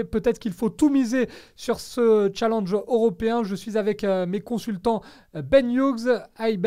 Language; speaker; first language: French; native; French